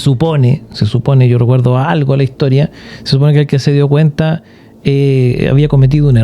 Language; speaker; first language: Spanish; native; Spanish